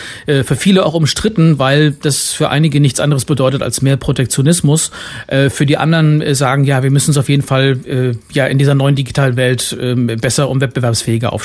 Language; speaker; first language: German; native; German